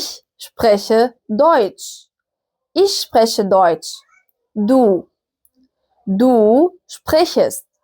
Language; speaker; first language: German; non-native, fluent; Arabic